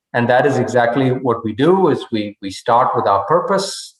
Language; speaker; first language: English; non-native, local second language; Hindi